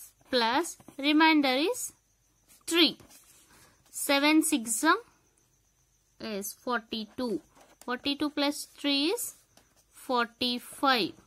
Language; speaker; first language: English; non-native, local second language; Telugu